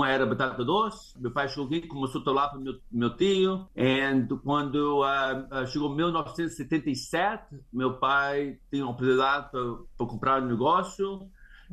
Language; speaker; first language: Portuguese; early bilingual, heritage; English